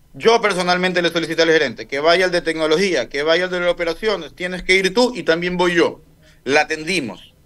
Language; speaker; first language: Spanish; native; Spanish